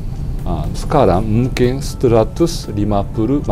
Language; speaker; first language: Indonesian; non-native, learner; Japanese